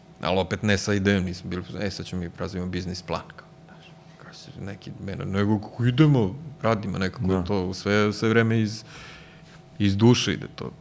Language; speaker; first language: Serbian; native; Serbian